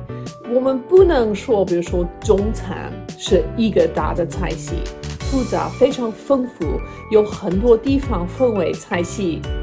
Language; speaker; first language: Chinese; non-native, fluent; English